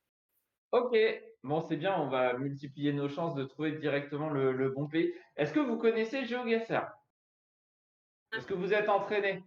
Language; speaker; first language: French; native; French